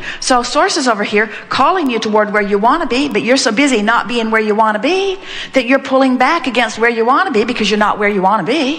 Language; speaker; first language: English; native; English